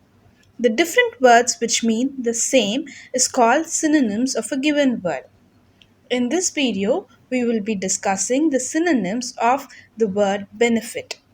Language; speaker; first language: English; non-native, local second language; Tamil